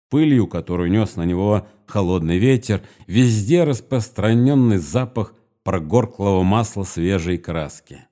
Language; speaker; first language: Russian; native; Russian